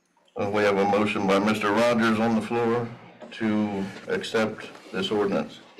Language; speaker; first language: English; native; English